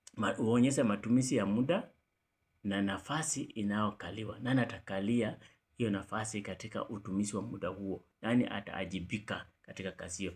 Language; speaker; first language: Swahili; non-native, local second language; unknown